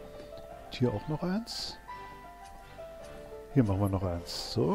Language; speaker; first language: German; native; German